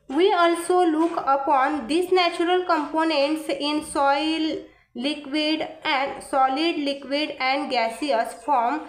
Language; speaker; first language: English; non-native, local second language; Marathi